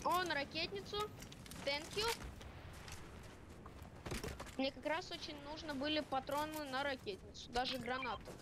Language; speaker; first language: Russian; native; Russian